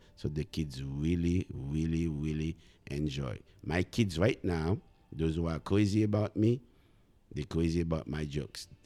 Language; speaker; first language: English; non-native, fluent; Haitian Creole